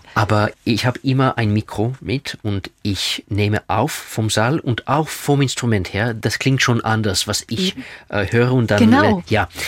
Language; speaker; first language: German; non-native, fluent; Russian